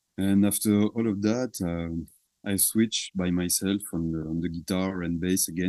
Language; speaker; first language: English; non-native, fluent; French